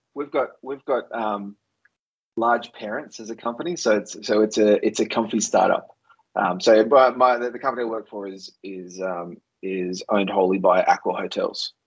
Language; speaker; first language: English; native; English